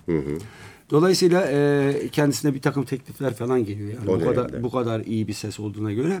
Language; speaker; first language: Turkish; native; Turkish